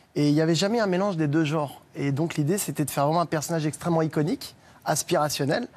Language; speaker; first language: French; native; French